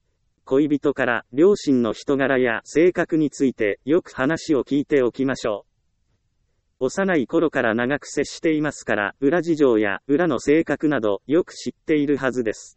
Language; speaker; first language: Japanese; native; Japanese